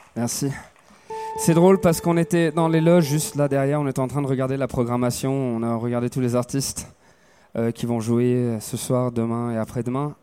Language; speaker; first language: French; early bilingual, other home language; Swedish